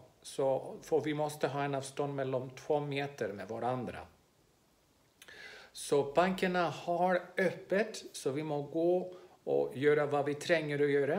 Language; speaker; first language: Swedish; non-native, fluent; Greek